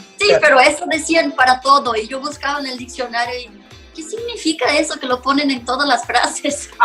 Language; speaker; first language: Spanish; non-native, fluent; Portuguese